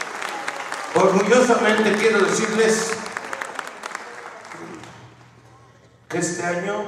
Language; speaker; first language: Spanish; native; Spanish